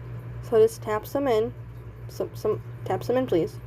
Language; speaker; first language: English; native; English